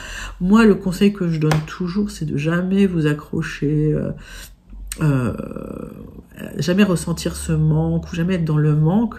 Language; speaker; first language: French; native; French